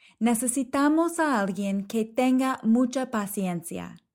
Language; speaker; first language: Spanish; non-native, fluent; English